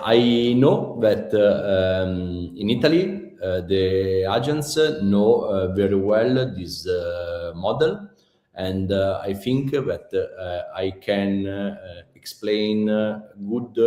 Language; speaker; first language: English; non-native, learner; Italian